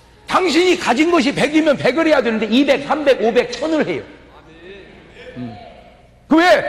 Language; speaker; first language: Korean; native; Korean